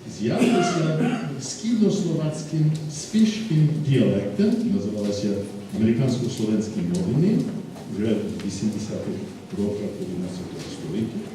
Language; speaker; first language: Ukrainian; non-native, fluent; English